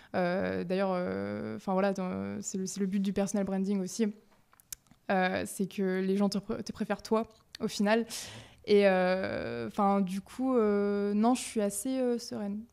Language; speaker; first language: French; native; French